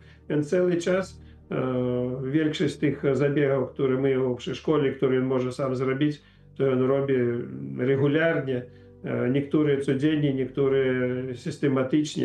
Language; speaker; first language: Polish; non-native, learner; Ukrainian